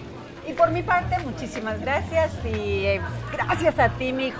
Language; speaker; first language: Spanish; native; Spanish